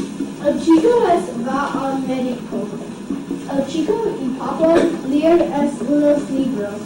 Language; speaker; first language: Spanish; non-native, learner; English